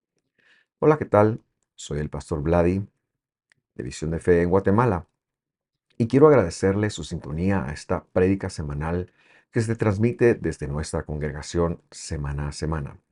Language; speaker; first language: Spanish; native; Spanish